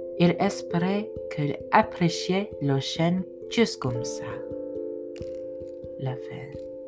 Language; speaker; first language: French; non-native, learner; English